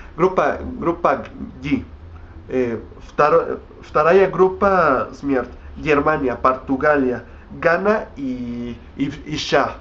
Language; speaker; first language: Russian; non-native, learner; Spanish